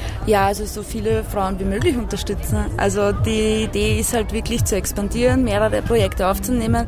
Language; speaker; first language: German; native; German